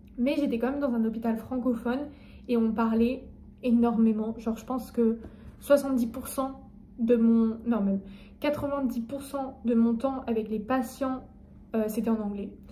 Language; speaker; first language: French; native; French